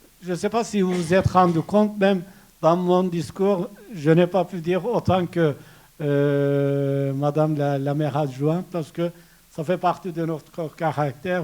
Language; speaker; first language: French; non-native, fluent; Turkish